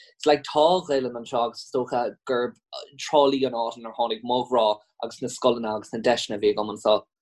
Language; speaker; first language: Irish; non-native, local second language; English